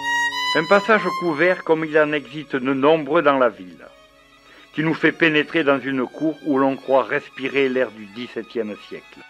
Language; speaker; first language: French; native; French